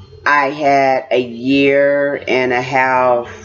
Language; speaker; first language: English; native; English